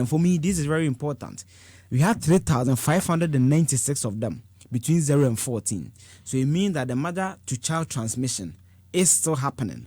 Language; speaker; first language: English; non-native, local second language; Akan